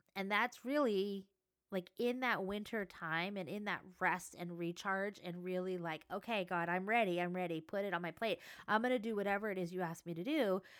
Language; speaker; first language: English; native; English